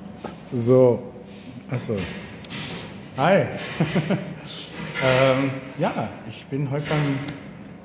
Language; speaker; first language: German; native; German